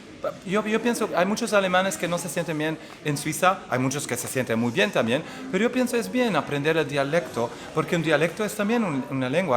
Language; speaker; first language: Spanish; non-native, fluent; Dutch